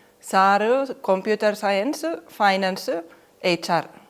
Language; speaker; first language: Telugu; non-native, fluent; Finnish